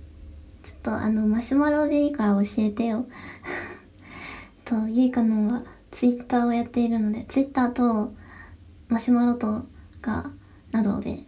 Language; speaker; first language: Japanese; native; Japanese